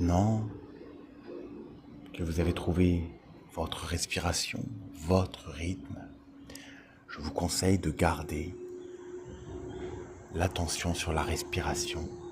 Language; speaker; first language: French; native; French